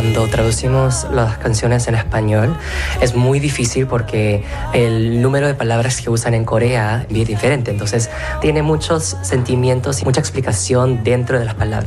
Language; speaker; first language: Spanish; non-native, fluent; Korean